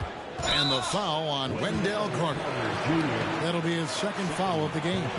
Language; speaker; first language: English; native; English